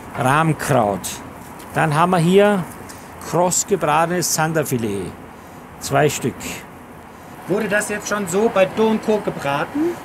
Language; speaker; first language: German; native; German